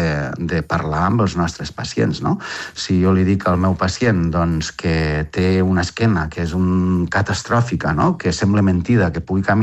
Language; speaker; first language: Catalan; native; Catalan